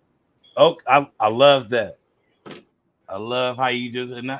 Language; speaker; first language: English; native; English